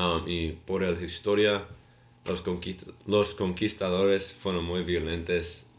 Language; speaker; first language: Spanish; non-native, learner; English